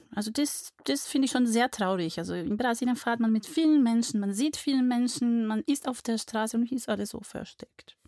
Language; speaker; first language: German; non-native, fluent; Portuguese